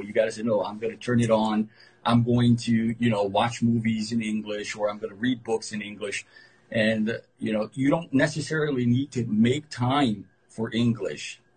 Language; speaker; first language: English; non-native, fluent; Portuguese